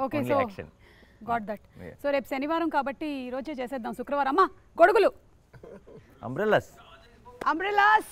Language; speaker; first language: Telugu; native; Telugu